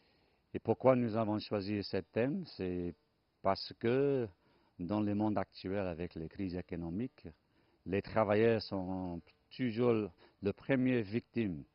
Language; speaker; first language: French; non-native, fluent; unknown